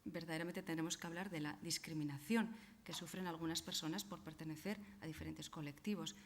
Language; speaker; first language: Spanish; non-native, local second language; Basque